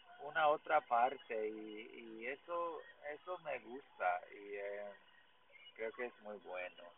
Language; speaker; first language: Spanish; non-native, learner; English